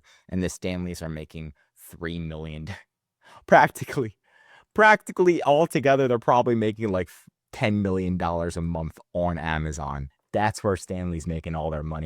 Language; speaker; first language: English; native; English